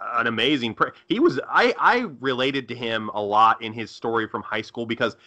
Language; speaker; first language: English; native; English